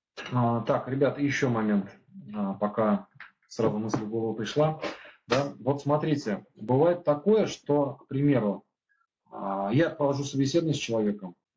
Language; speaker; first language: Russian; native; Russian